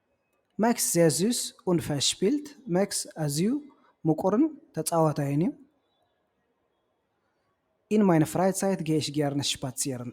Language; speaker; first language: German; non-native, fluent; Tigrinya